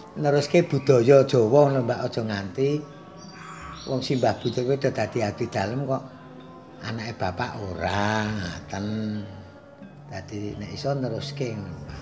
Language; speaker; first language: Javanese; native; Javanese